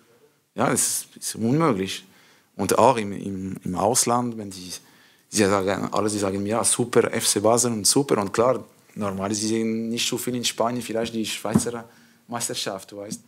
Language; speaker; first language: German; non-native, learner; French